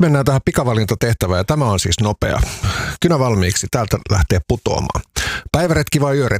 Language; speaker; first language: Finnish; native; Finnish